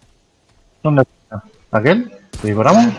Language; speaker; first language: Spanish; native; Spanish